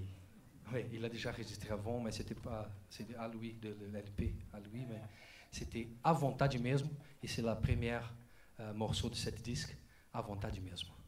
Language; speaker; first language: French; non-native, learner; Portuguese